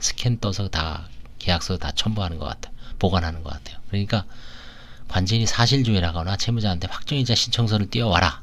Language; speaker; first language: Korean; native; Korean